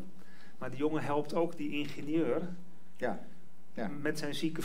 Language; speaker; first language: Dutch; native; Dutch